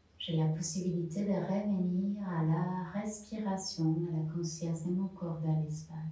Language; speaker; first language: French; non-native, fluent; Spanish